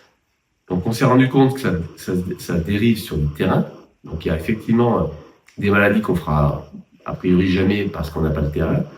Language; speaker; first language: French; native; French